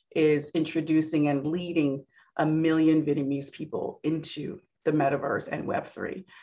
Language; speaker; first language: English; native; English